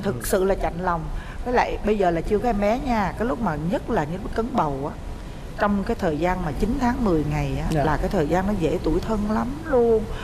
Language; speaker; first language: Vietnamese; native; Vietnamese